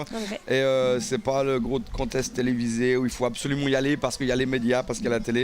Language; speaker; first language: French; native; French